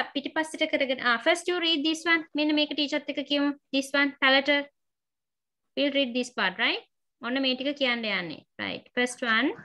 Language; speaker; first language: English; non-native, local second language; Sinhala